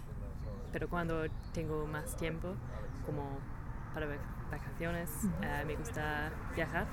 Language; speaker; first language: Spanish; non-native, learner; English